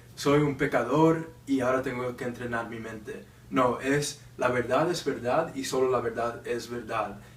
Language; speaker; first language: Spanish; non-native, learner; English